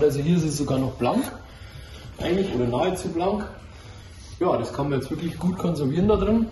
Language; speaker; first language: German; native; German